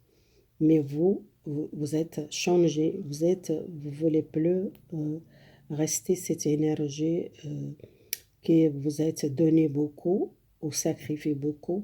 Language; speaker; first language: French; non-native, learner; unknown